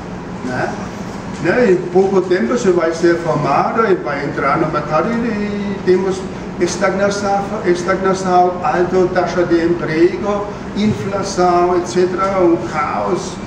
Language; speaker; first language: Portuguese; non-native, fluent; German